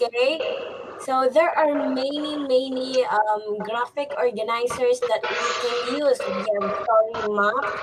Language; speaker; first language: English; non-native, fluent; Vietnamese